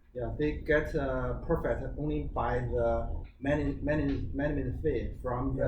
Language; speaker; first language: English; non-native, learner; Chinese